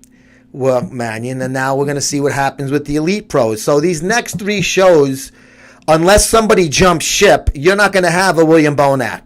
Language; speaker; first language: English; native; English